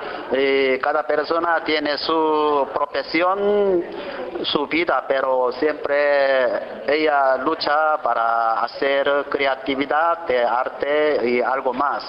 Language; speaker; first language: Spanish; non-native, learner; Korean